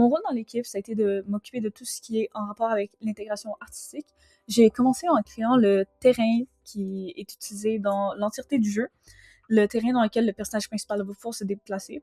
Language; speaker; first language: French; native; French